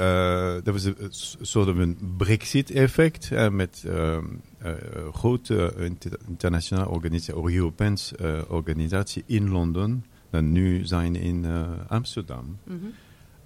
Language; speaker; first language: Dutch; non-native, learner; French